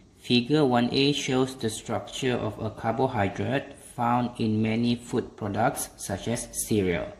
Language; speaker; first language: English; non-native, local second language; Malay